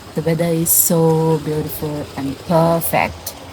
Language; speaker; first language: English; non-native, local second language; Sinhala